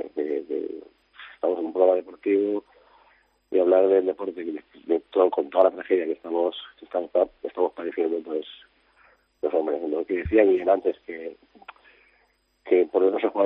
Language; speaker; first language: Spanish; native; Spanish